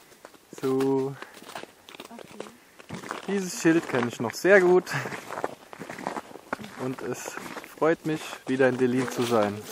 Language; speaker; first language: German; native; German